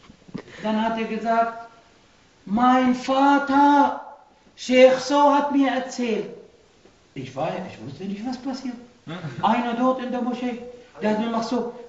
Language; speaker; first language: German; non-native, fluent; Arabic